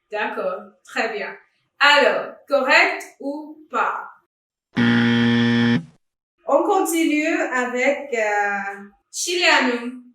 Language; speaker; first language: French; non-native, fluent; English